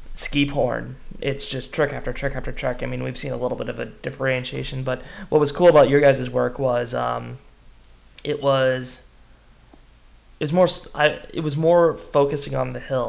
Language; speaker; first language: English; native; English